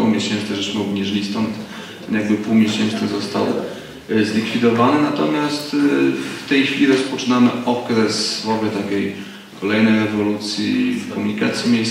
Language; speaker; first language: Polish; native; Polish